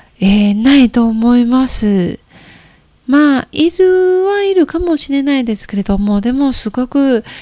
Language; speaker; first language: Japanese; non-native, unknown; Chinese